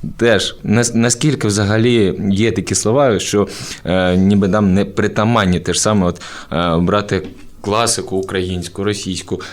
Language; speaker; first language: Ukrainian; native; Ukrainian